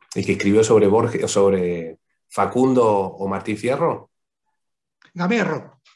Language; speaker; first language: Spanish; native; Spanish